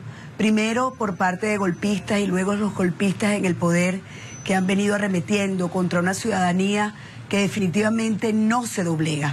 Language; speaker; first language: Spanish; native; Spanish